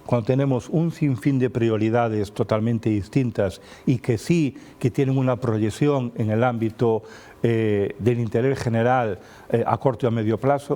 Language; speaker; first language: Spanish; native; Spanish